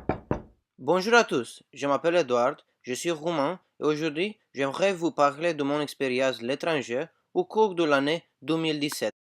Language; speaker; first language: French; non-native, fluent; Romanian